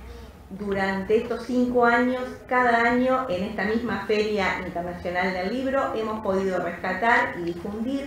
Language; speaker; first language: Spanish; native; Spanish